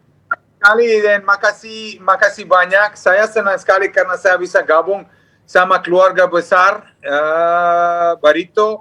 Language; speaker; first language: Indonesian; non-native, fluent; Serbian